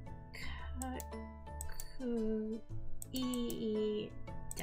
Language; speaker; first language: Japanese; non-native, learner; English